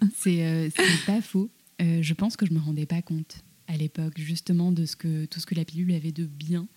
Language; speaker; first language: French; native; French